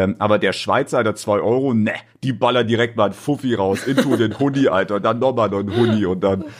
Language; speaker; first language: German; native; German